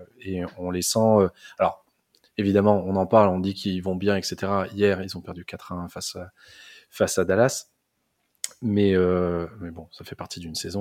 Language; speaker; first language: French; native; French